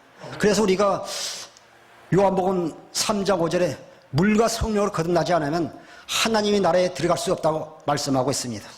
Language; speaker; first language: Korean; native; Korean